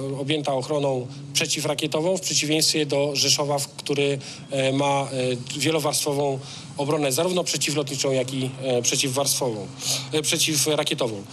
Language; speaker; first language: Polish; native; Polish